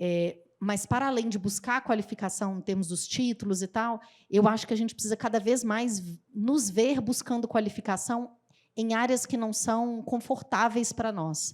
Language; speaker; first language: Portuguese; native; Portuguese